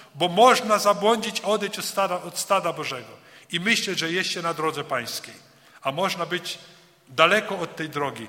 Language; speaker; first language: Polish; early bilingual, heritage; Polish